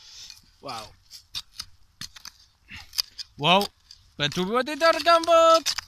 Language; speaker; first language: Welsh; non-native, learner; English